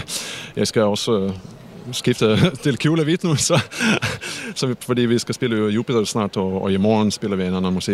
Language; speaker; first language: Danish; non-native, fluent; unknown